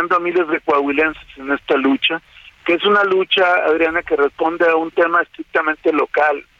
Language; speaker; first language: Spanish; native; Spanish